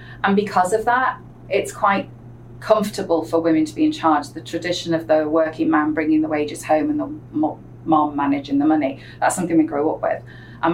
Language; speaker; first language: English; native; English